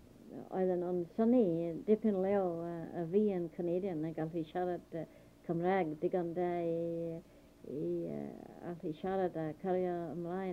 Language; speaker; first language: Welsh; early bilingual, heritage; Welsh